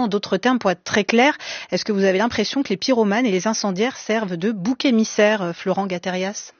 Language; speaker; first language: French; native; French